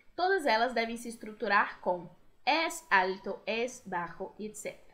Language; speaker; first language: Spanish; non-native, fluent; Portuguese